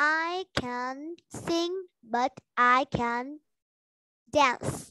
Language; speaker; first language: English; non-native, learner; Vietnamese